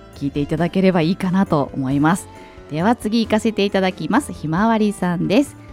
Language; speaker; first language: Japanese; native; Japanese